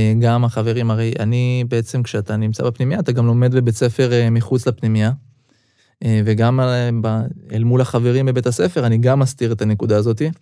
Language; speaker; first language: Hebrew; early bilingual, other home language; Russian